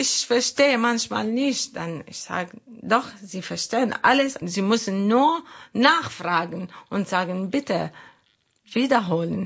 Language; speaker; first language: German; non-native, learner; Arabic